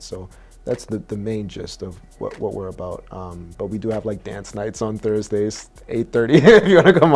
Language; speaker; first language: English; native; English